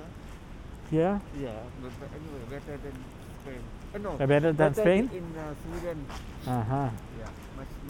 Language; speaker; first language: English; non-native, learner; Spanish